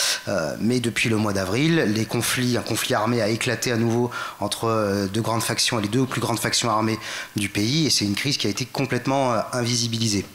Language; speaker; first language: French; native; French